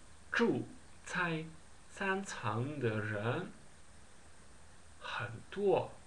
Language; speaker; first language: Chinese; non-native, learner; Dutch